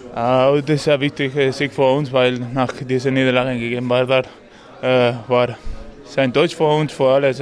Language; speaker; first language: German; non-native, learner; Spanish